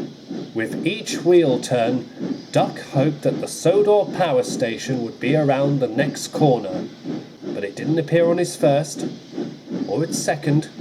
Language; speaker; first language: English; native; English